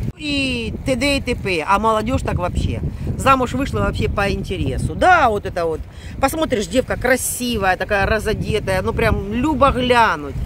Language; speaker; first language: Russian; native; Russian